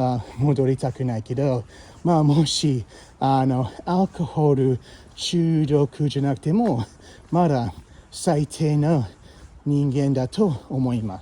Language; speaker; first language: Japanese; non-native, fluent; English